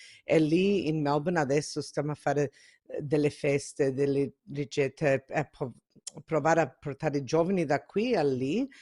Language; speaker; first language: Italian; early bilingual, heritage; Italian